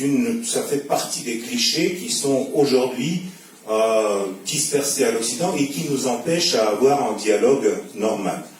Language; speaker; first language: French; non-native, fluent; Russian